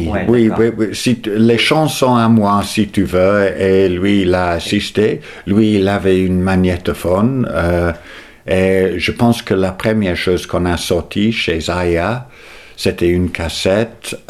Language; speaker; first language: French; non-native, fluent; English